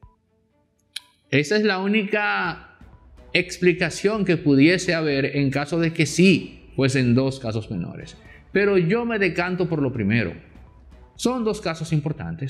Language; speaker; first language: Spanish; native; Spanish